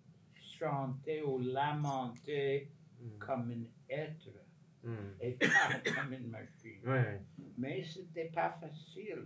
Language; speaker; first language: French; non-native, fluent; English